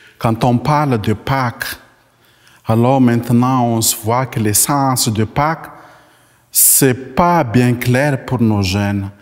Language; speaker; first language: French; non-native, local second language; Malagasy